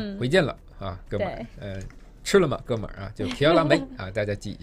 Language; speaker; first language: Chinese; native; Chinese